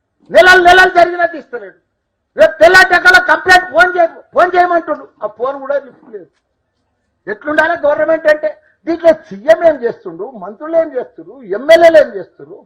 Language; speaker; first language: Telugu; native; Telugu